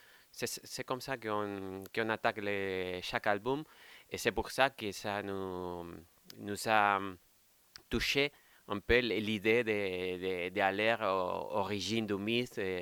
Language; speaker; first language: French; non-native, fluent; Spanish